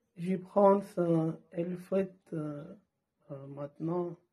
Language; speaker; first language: French; non-native, learner; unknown